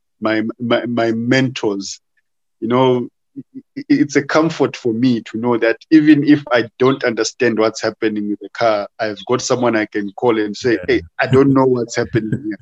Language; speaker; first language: English; non-native, local second language; Shona